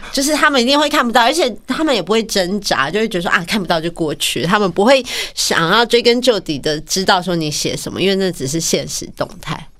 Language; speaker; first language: Chinese; native; Chinese